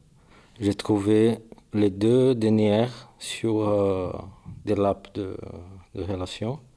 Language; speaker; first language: French; non-native, learner; Portuguese